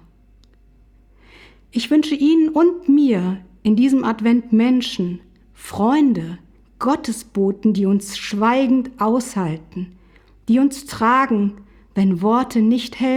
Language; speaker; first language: German; native; German